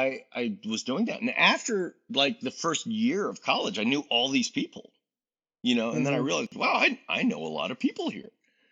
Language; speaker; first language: English; native; English